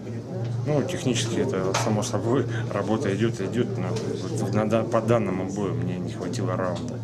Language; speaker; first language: Russian; native; Russian